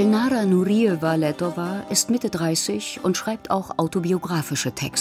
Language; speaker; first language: German; native; German